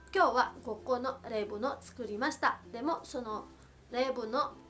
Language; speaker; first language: Japanese; non-native, fluent; Filipino